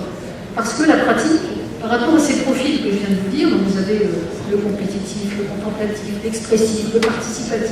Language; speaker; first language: French; native; French